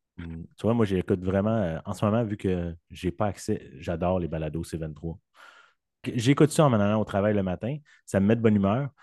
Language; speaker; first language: French; native; French